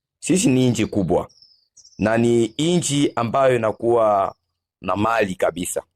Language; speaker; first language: Swahili; non-native, local second language; Nande